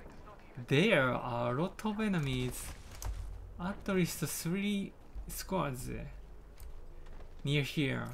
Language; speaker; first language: English; non-native, learner; Japanese